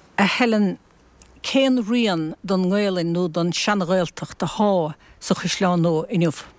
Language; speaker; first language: Irish; native; Irish